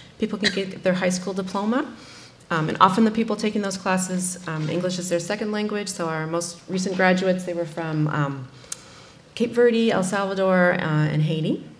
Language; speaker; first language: English; native; English